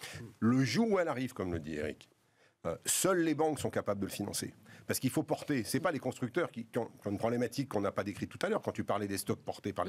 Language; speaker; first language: French; native; French